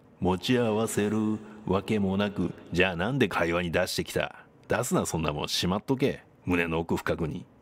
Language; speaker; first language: Japanese; native; Japanese